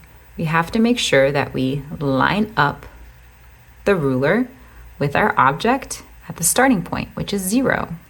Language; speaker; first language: English; native; English